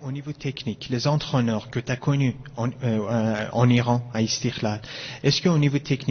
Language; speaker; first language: French; non-native, fluent; Persian